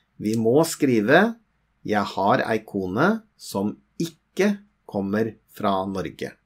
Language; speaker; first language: Norwegian; native; Norwegian